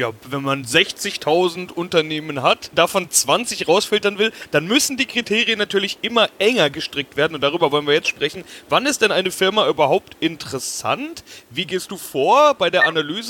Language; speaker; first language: German; native; German